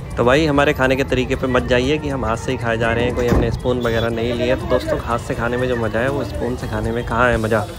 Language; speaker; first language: Hindi; native; Hindi